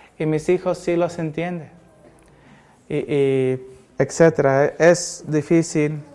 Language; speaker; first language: Spanish; early bilingual, heritage; Spanish